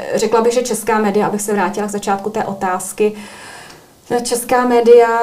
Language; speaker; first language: Czech; native; Czech